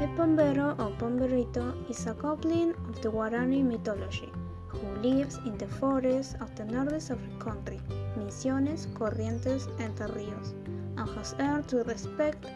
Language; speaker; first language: English; non-native, learner; Spanish